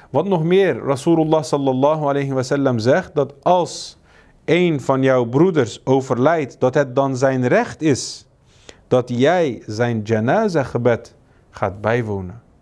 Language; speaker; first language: Dutch; early bilingual, other home language; Turkish